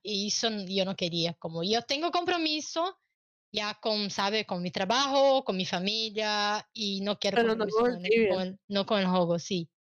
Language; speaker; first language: Spanish; non-native, learner; Portuguese